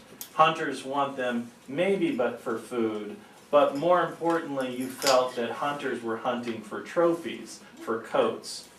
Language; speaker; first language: English; native; English